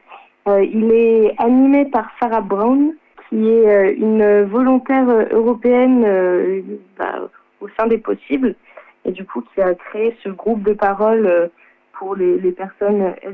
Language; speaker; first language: French; native; French